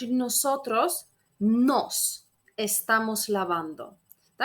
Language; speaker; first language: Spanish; non-native, fluent; Polish